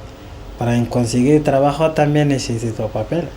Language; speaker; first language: Spanish; non-native, learner; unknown